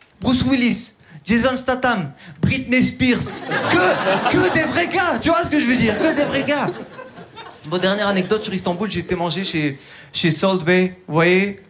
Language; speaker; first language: French; early bilingual, other home language; Turkish